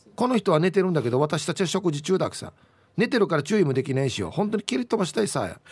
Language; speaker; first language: Japanese; native; Japanese